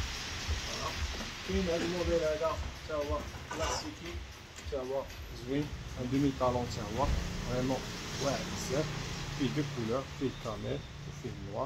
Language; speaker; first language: Arabic; native; Arabic